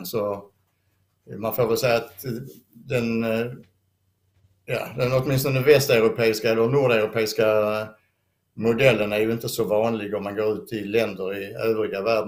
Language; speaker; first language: Swedish; native; Swedish